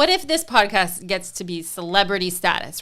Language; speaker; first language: English; native; English